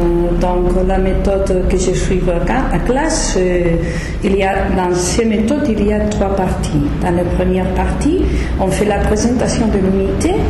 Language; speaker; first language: French; non-native, learner; Spanish